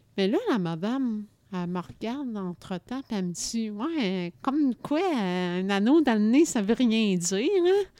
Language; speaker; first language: French; native; French